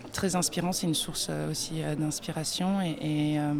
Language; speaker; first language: French; native; French